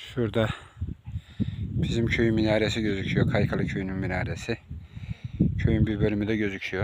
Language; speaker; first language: Turkish; native; Turkish